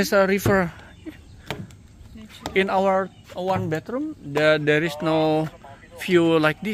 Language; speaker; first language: English; non-native, learner; Indonesian